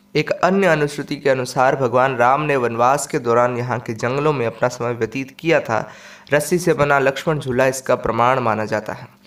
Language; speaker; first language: Hindi; native; Hindi